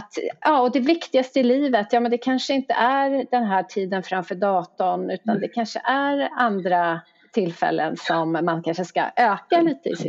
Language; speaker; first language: Swedish; native; Swedish